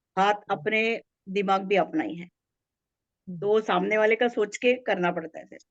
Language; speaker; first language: Hindi; native; Hindi